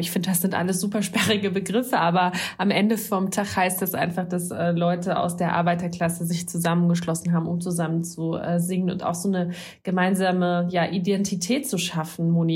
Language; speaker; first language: German; native; German